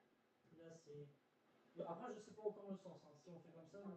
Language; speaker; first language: French; native; French